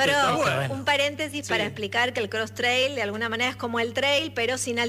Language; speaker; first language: Spanish; native; Spanish